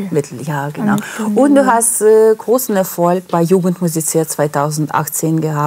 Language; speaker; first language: German; non-native, fluent; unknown